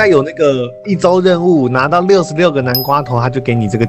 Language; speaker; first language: Chinese; native; Chinese